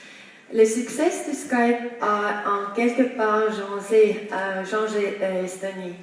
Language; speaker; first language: French; non-native, fluent; Estonian